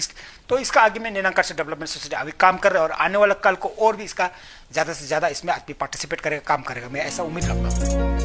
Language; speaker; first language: Hindi; non-native, local second language; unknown